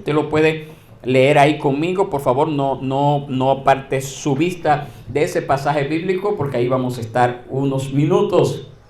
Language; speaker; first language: Spanish; native; Spanish